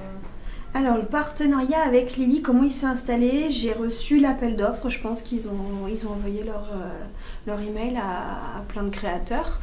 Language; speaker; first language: French; native; French